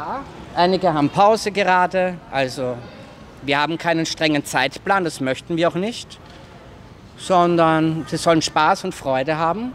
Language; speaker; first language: German; native; German